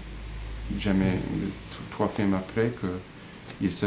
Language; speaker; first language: French; non-native, fluent; English